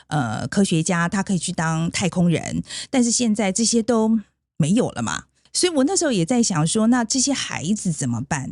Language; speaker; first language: Chinese; native; Chinese